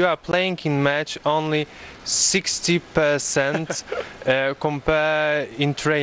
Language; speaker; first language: English; non-native, learner; Polish